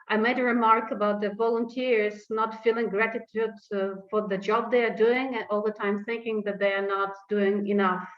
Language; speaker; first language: English; non-native, fluent; Ukrainian